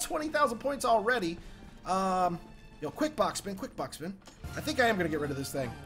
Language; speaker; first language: English; native; English